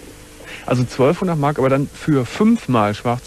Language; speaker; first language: German; native; German